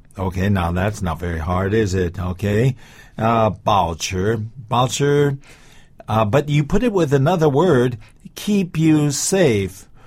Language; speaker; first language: English; native; English